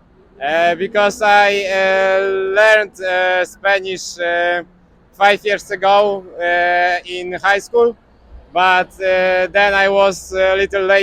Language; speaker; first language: English; non-native, fluent; Polish